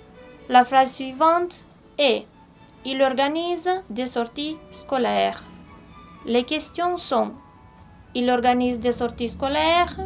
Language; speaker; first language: French; non-native, fluent; Romanian